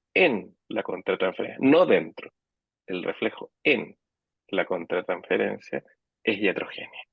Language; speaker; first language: Spanish; native; Spanish